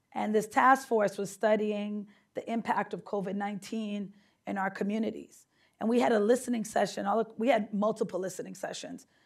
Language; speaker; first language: English; native; English